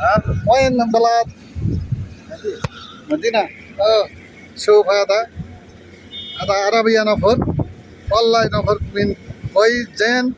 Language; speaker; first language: Arabic; non-native, learner; Bangla